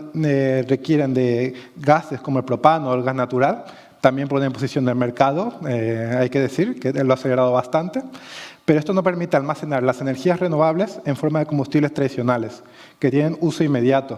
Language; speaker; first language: Spanish; native; Spanish